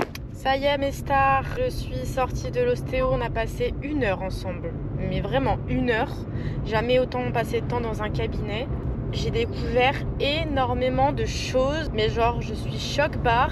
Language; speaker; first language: French; native; French